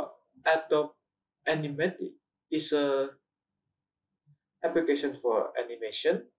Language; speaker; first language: English; non-native, learner; Indonesian